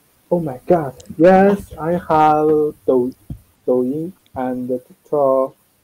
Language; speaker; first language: English; non-native, learner; Chinese